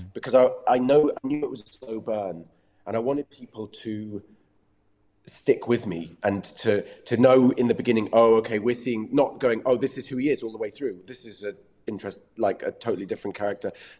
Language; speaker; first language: English; native; English